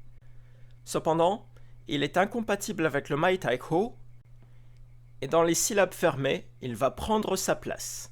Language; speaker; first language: French; native; French